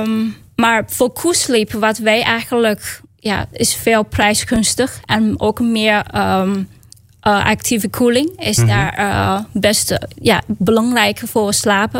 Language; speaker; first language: Dutch; non-native, learner; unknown